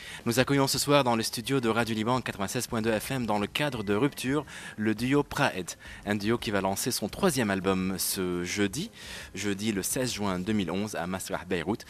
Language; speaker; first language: French; non-native, local second language; Arabic